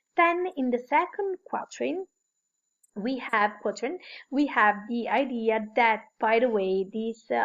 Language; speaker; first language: English; non-native, fluent; Italian